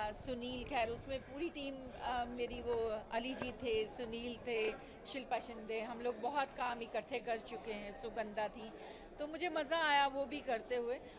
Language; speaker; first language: Hindi; non-native, local second language; Punjabi